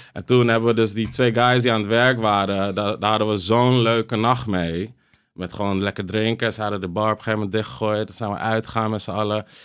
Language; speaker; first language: Dutch; early bilingual, other home language; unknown